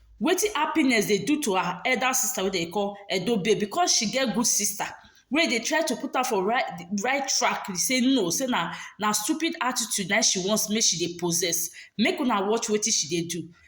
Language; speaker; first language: Nigerian Pidgin; native; Nigerian Pidgin